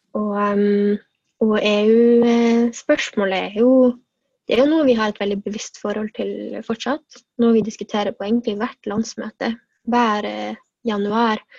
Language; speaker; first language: Norwegian; native; Norwegian